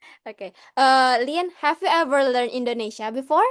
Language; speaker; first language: English; non-native, learner; Indonesian